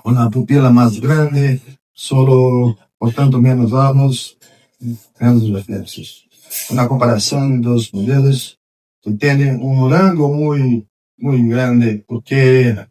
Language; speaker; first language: Spanish; non-native, fluent; Portuguese